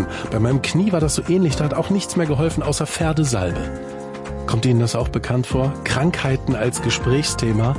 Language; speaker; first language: German; native; German